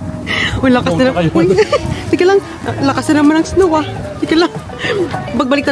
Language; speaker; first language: Filipino; native; Filipino